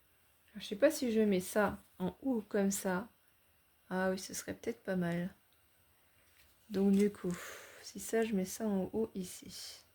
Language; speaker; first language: French; native; French